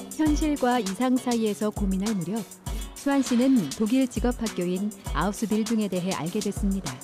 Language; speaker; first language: Korean; native; Korean